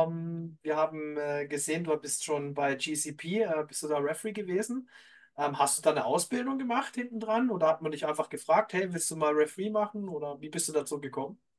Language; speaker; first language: German; native; German